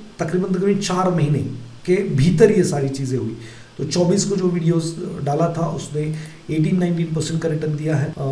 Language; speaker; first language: Hindi; non-native, local second language; Marathi